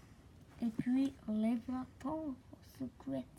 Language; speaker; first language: French; native; French